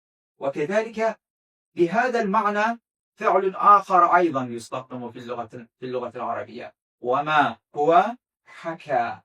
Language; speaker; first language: Arabic; non-native, fluent; Azerbaijani